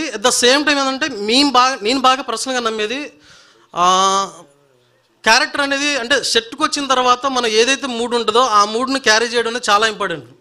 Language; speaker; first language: Telugu; native; Telugu